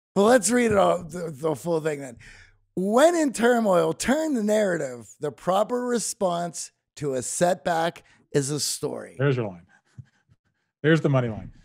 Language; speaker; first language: English; native; English